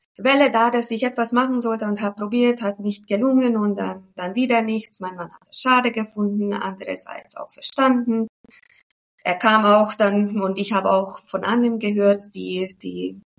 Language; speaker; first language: German; non-native, fluent; Hungarian